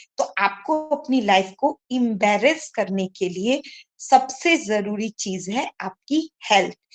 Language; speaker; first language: Hindi; native; Hindi